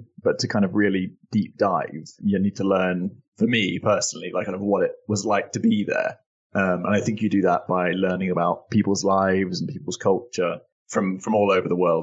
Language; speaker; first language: English; native; English